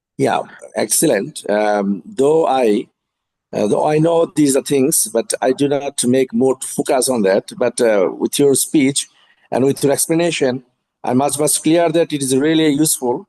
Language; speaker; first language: English; non-native, fluent; Bangla